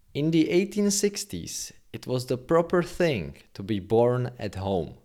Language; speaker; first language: English; non-native, fluent; Czech